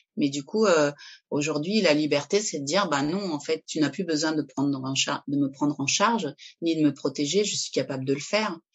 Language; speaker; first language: French; early bilingual, other home language; Spanish